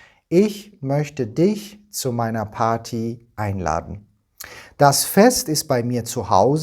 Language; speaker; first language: German; non-native, fluent; Persian